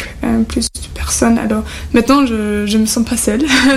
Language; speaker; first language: French; non-native, fluent; German